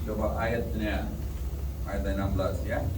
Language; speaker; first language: Indonesian; non-native, learner; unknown